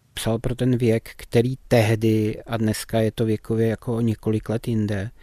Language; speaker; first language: Czech; native; Czech